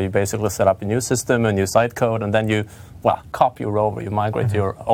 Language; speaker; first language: English; non-native, fluent; Swedish